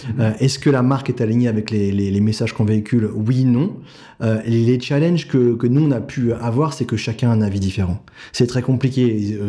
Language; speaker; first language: French; native; French